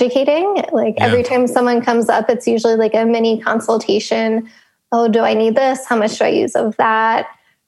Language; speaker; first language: English; native; English